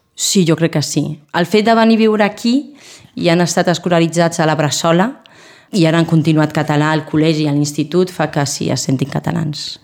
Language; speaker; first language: Catalan; non-native, local second language; Spanish